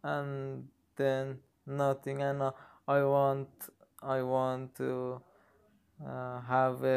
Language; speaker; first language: English; non-native, learner; Persian